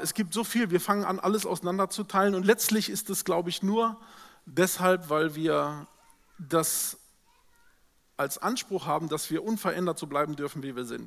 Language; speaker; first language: German; native; German